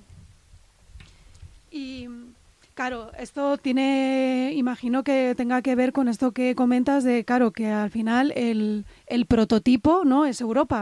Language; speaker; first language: Spanish; native; Spanish